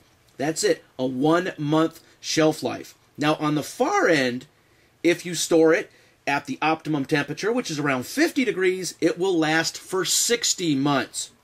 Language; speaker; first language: English; native; English